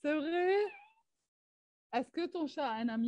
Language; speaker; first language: French; non-native, local second language; Arabic